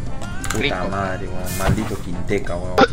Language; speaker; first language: Spanish; native; Spanish